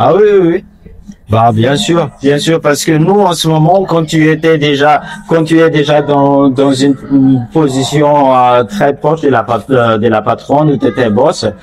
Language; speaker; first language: French; non-native, fluent; Chinese